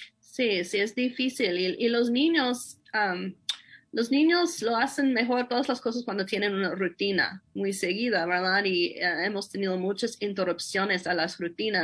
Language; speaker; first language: Spanish; non-native, fluent; English